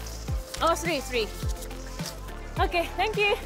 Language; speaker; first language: English; non-native, local second language; Filipino